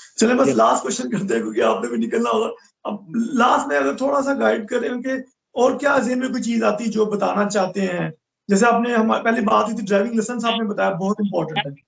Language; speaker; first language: Urdu; non-native, local second language; Punjabi